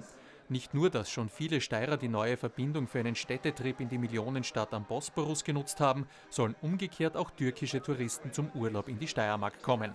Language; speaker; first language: German; native; German